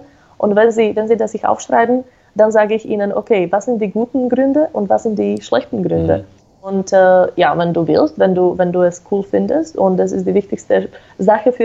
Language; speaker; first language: German; non-native, fluent; Slovak